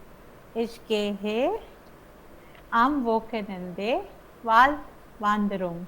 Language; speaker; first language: German; non-native, learner; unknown